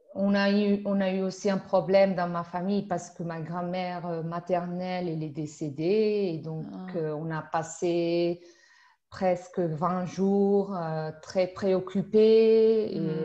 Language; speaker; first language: French; non-native, fluent; Spanish